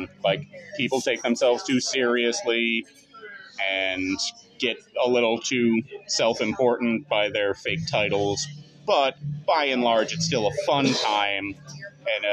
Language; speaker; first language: English; native; English